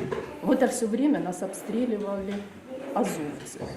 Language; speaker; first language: Russian; native; Russian